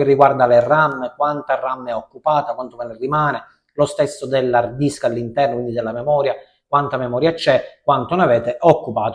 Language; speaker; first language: Italian; native; Italian